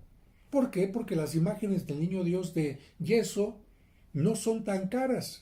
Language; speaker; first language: Spanish; native; Spanish